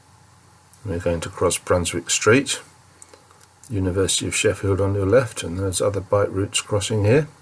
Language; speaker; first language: English; native; English